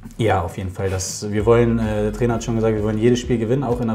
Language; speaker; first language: German; native; German